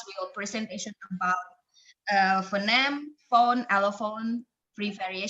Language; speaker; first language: English; non-native, learner; Indonesian